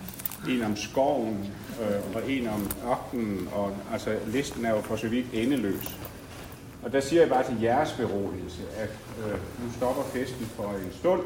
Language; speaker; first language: Danish; native; Danish